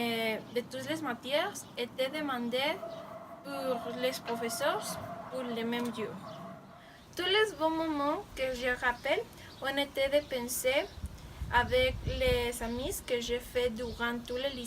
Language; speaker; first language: French; non-native, learner; Spanish